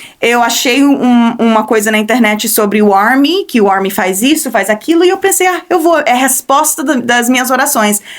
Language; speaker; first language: Portuguese; early bilingual, heritage; Portuguese